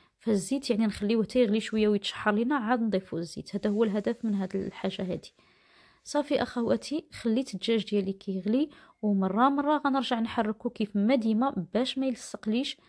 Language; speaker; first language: Arabic; native; Arabic